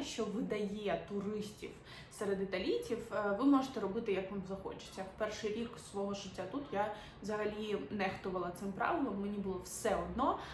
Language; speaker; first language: Ukrainian; native; Ukrainian